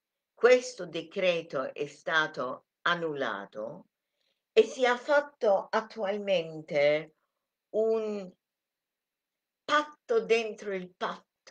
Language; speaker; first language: Italian; non-native, fluent; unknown